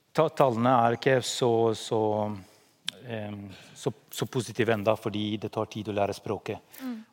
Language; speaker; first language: Norwegian; non-native, fluent; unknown